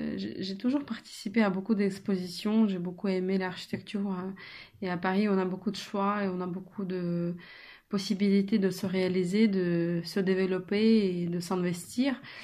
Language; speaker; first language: French; non-native, fluent; Ukrainian